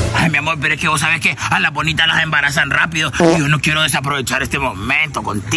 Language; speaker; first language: Spanish; native; Spanish